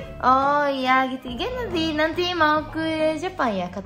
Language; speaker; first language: Indonesian; non-native, fluent; Japanese